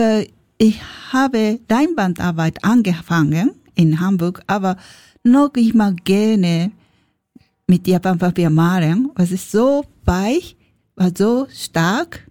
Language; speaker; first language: German; non-native, learner; Japanese